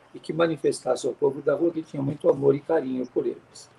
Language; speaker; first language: Portuguese; native; Portuguese